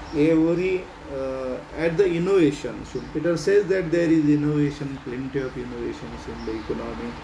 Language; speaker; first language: English; non-native, local second language; Marathi